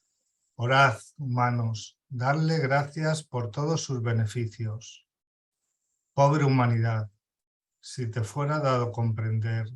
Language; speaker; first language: Spanish; native; Spanish